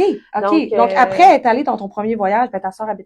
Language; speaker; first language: French; native; French